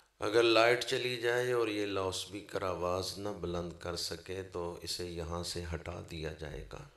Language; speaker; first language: Urdu; non-native, local second language; Punjabi